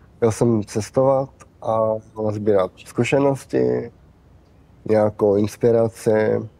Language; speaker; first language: Czech; early bilingual, heritage; Czech